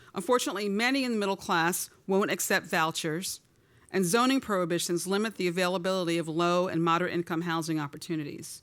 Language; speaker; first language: English; native; English